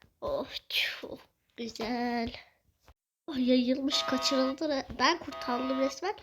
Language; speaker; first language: Turkish; native; Turkish